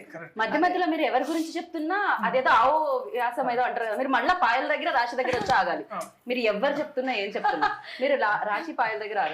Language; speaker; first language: Telugu; native; Telugu